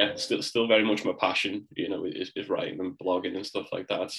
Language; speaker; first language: English; native; English